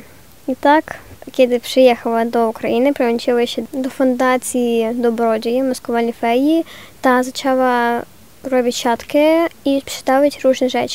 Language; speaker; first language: Polish; non-native, learner; Ukrainian